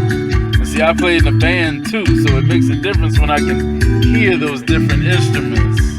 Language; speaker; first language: English; native; English